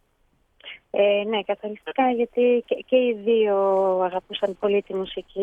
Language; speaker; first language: Greek; early bilingual, heritage; Greek